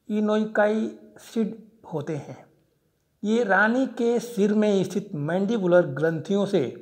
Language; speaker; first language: Hindi; native; Hindi